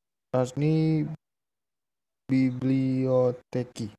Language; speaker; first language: Russian; non-native, learner; Indonesian